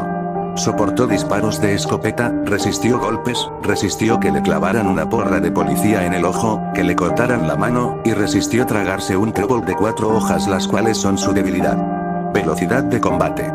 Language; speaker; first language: Spanish; native; Spanish